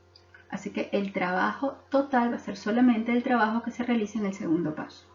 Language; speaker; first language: Spanish; native; Spanish